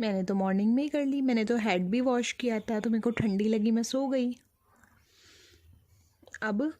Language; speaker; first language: Hindi; native; Hindi